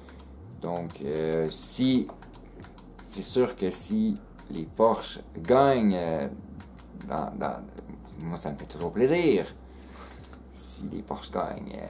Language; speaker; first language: French; native; French